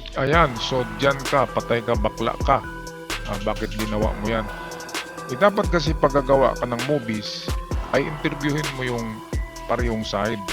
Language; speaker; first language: Filipino; native; Filipino